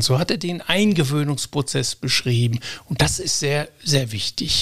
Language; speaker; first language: German; native; German